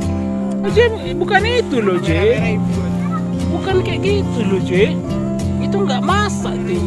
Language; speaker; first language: Indonesian; non-native, local second language; Batak Toba